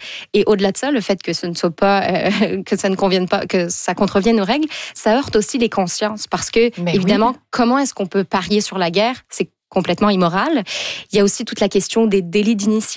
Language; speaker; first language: French; native; French